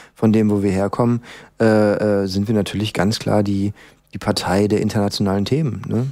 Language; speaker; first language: German; native; German